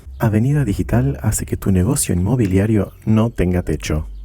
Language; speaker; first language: Spanish; native; Spanish